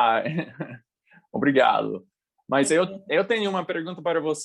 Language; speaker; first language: Portuguese; non-native, fluent; English